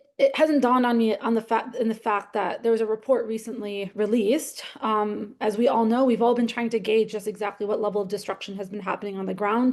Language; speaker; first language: English; native; English